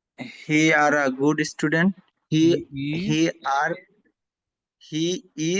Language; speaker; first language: English; non-native, learner; Bangla